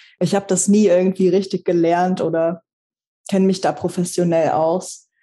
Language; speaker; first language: German; early bilingual, other home language; Russian